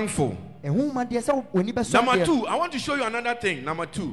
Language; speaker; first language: English; non-native, local second language; Akan